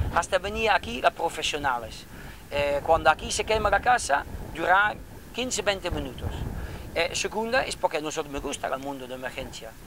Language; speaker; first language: Spanish; non-native, learner; Dutch